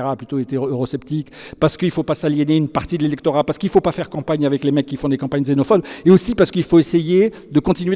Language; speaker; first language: French; native; French